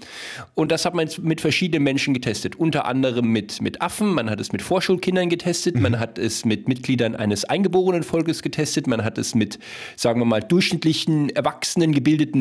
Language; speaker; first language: German; native; German